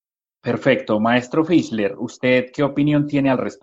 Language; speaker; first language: Spanish; native; Spanish